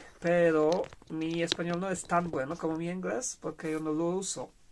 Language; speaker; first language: Spanish; non-native, learner; Polish